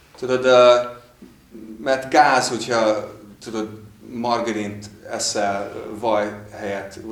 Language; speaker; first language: Hungarian; non-native, fluent; English